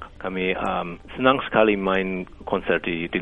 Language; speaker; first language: Indonesian; non-native, fluent; English